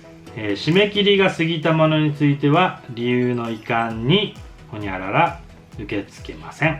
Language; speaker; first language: Japanese; native; Japanese